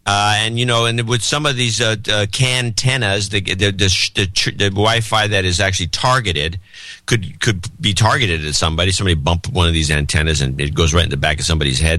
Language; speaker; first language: English; native; English